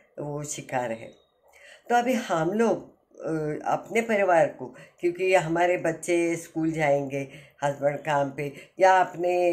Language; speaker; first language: Hindi; non-native, local second language; Marathi